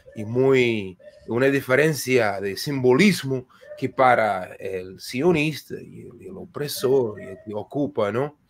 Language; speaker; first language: Spanish; non-native, fluent; English